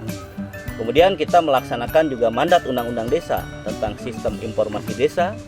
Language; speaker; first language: Indonesian; non-native, local second language; Sundanese